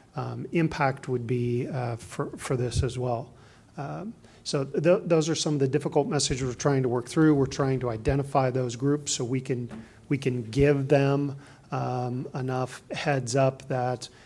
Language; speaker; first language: English; native; English